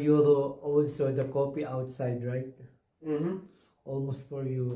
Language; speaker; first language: English; non-native, learner; Filipino